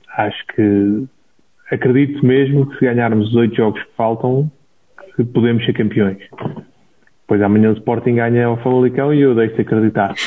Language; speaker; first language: Portuguese; native; Portuguese